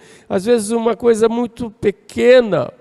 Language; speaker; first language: Portuguese; native; Portuguese